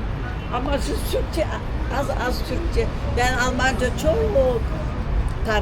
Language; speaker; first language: Turkish; non-native, learner; German